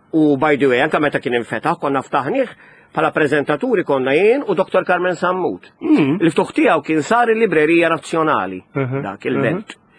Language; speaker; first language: Maltese; native; Maltese